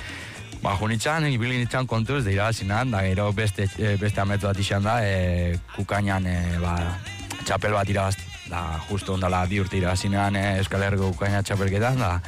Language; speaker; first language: Basque; native; Basque